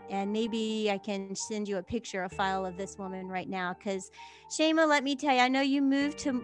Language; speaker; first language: English; native; English